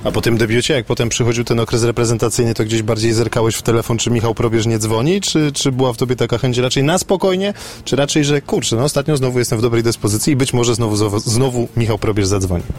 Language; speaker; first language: Polish; native; Polish